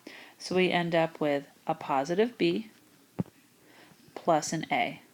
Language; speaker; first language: English; native; English